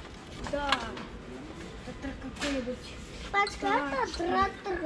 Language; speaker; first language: Russian; early bilingual, heritage; Russian